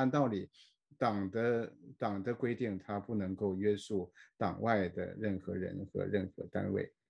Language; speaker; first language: Chinese; native; Chinese